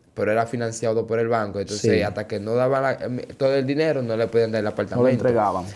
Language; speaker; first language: Spanish; native; Spanish